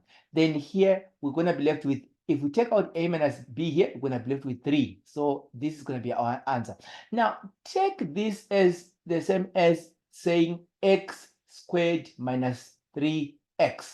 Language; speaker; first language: English; non-native, local second language; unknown